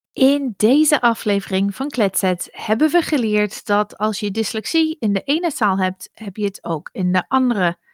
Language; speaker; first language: Dutch; non-native, fluent; English